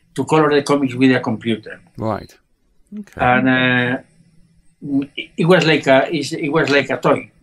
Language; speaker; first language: English; non-native, fluent; Spanish